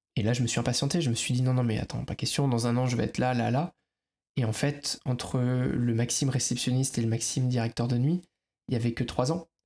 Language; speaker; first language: French; native; French